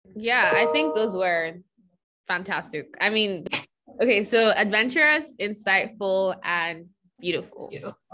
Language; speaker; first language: English; non-native, local second language; Yoruba